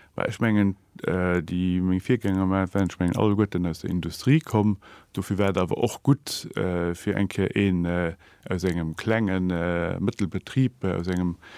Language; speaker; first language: Luxembourgish; native; Luxembourgish